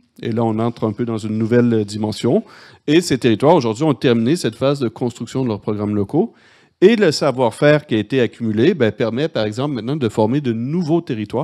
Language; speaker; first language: French; native; French